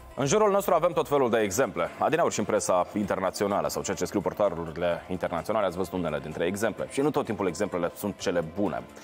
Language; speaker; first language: Romanian; native; Romanian